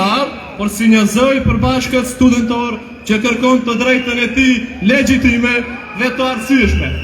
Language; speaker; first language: Albanian; native; Albanian